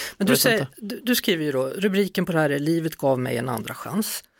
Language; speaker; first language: Swedish; native; Swedish